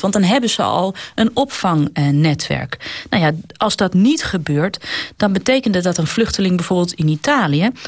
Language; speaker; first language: Dutch; native; Dutch